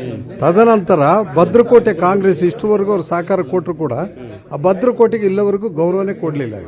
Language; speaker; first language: Kannada; native; Kannada